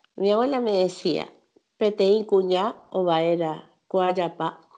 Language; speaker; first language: Spanish; native; Spanish